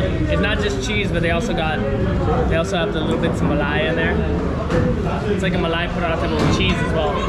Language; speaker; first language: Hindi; non-native, fluent; English